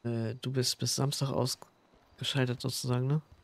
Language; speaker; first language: German; native; German